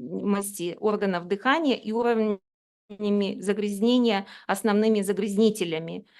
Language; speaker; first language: Russian; native; Russian